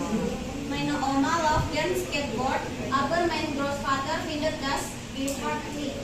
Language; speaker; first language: German; non-native, learner; Indonesian